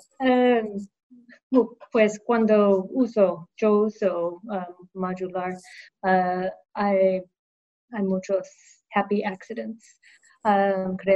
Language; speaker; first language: Spanish; non-native, learner; English